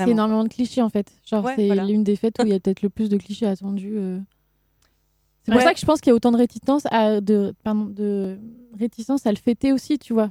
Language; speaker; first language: French; native; French